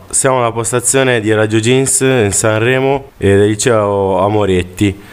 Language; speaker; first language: Italian; native; Italian